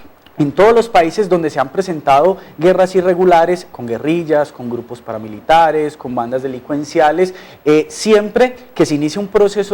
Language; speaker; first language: Spanish; native; Spanish